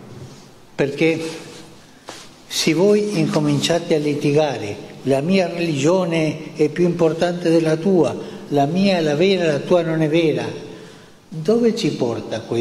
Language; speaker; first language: Italian; non-native, fluent; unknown